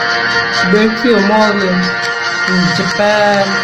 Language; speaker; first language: English; non-native, learner; Bangla